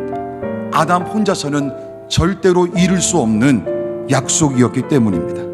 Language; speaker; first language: Korean; native; Korean